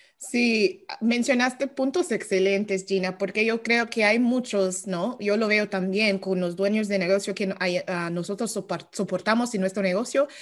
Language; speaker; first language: Spanish; early bilingual, heritage; Spanish